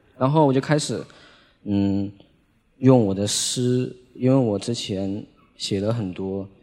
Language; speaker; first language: Chinese; native; Chinese